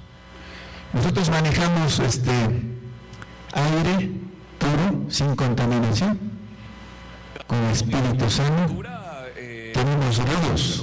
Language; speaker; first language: Spanish; non-native, local second language; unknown